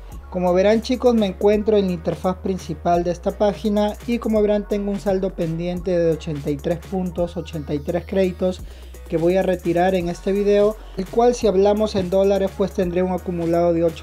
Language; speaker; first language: Spanish; native; Spanish